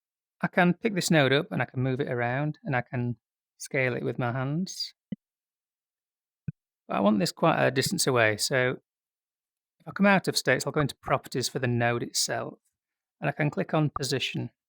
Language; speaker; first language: English; native; English